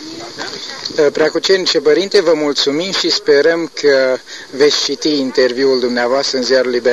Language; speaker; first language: Romanian; native; Romanian